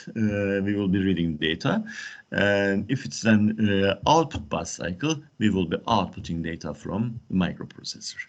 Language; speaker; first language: English; non-native, fluent; Turkish